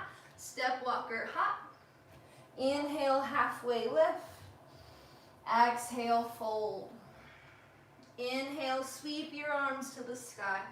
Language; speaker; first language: English; native; English